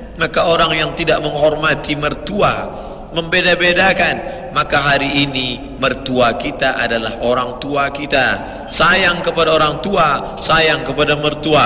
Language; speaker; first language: Indonesian; native; Indonesian